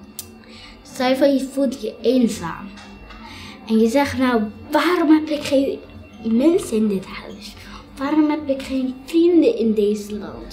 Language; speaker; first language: Dutch; early bilingual, other home language; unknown